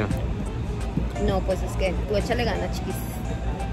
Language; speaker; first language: Spanish; native; Spanish